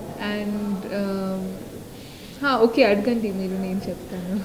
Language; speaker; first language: Telugu; non-native, local second language; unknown